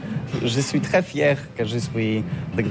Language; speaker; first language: French; non-native, learner; Polish